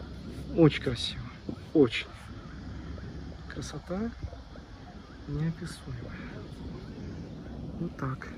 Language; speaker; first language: Russian; native; Russian